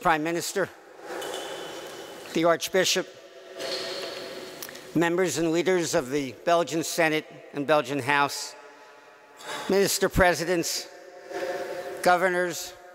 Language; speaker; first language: English; native; English